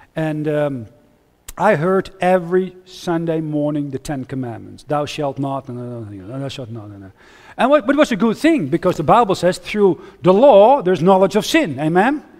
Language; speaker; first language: English; non-native, fluent; Dutch